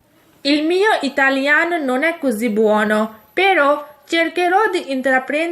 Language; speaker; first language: Italian; non-native, fluent; Urdu